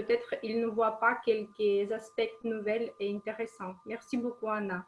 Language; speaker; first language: French; non-native, fluent; Russian